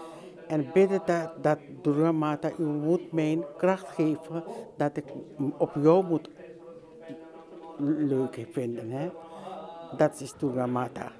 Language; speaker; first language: Dutch; non-native, learner; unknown